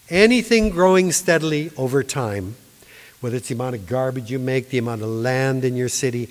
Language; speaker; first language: English; native; English